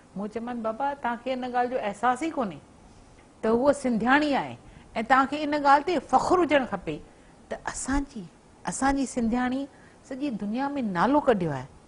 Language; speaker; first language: Sindhi; early bilingual, heritage; Sindhi